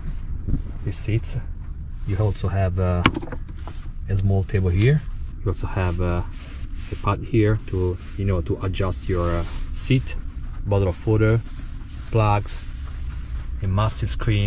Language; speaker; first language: English; non-native, fluent; Italian